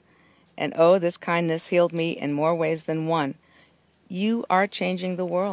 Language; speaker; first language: English; native; English